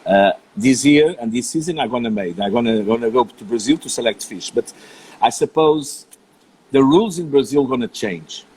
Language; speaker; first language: English; non-native, learner; Portuguese